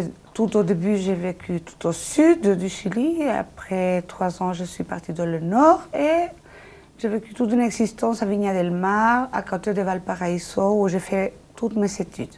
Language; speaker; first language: French; non-native, fluent; Spanish